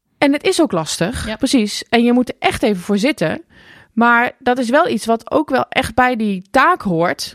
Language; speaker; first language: Dutch; native; Dutch